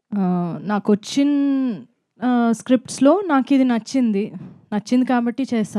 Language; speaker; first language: Telugu; non-native, fluent; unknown